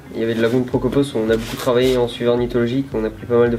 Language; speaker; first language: French; native; French